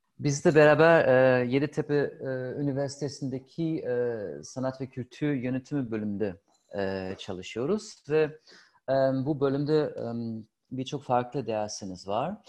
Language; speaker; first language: Turkish; non-native, fluent; German